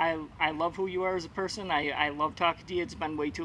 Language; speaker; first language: English; native; English